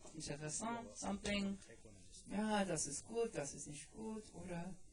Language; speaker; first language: German; non-native, learner; English